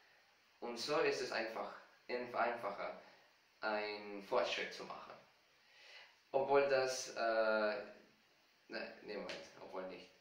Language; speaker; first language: German; non-native, fluent; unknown